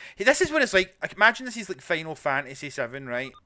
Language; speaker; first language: English; native; English